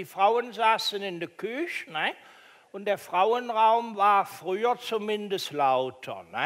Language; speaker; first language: German; native; German